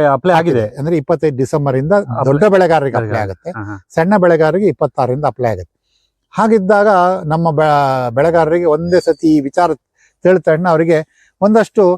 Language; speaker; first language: Kannada; native; Kannada